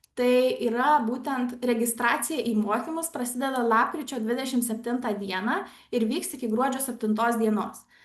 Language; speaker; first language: Lithuanian; native; Lithuanian